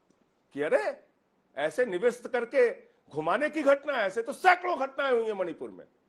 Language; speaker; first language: Hindi; native; Hindi